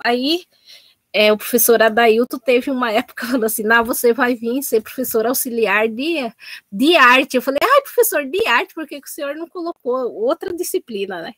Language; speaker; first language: Portuguese; native; Portuguese